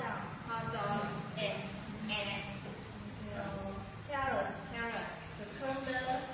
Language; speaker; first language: English; non-native, learner; Vietnamese